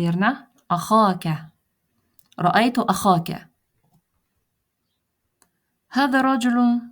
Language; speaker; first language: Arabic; non-native, fluent; Russian